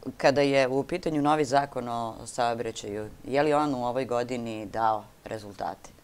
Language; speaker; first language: Serbian; native; Serbian